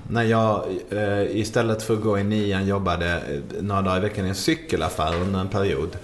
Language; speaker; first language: Swedish; native; Swedish